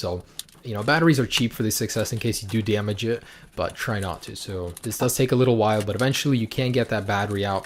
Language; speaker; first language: English; native; English